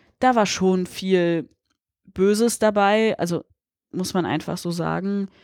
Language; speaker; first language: German; early bilingual, other home language; Polish